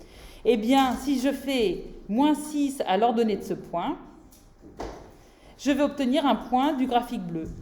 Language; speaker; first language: French; native; French